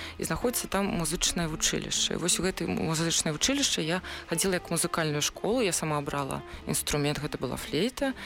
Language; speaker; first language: Belarusian; non-native, local second language; Russian